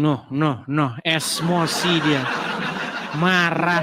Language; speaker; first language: Indonesian; native; Indonesian